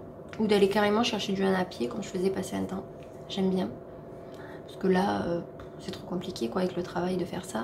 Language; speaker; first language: French; native; French